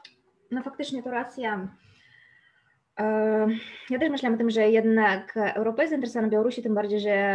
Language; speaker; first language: Polish; non-native, fluent; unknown